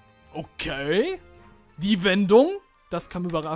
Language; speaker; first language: German; native; German